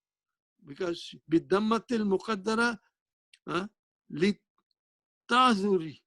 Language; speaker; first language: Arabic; non-native, fluent; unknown